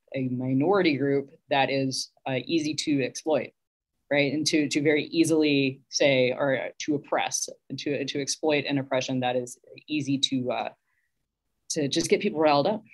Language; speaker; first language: English; native; English